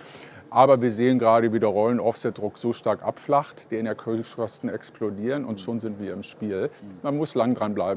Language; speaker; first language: German; native; German